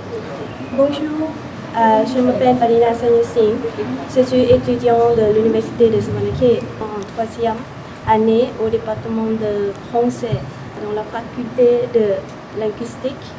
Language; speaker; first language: French; non-native, learner; Lao